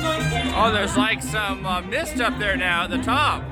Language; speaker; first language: English; native; English